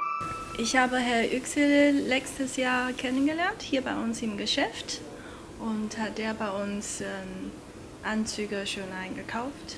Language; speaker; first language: German; non-native, fluent; Turkish